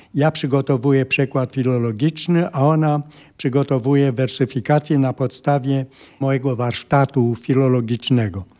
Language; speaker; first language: Polish; non-native, fluent; Romanian